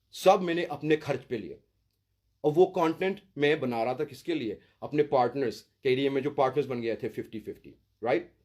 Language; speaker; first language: Hindi; early bilingual, heritage; Hindi